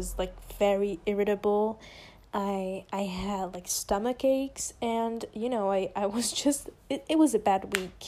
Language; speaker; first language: English; non-native, fluent; French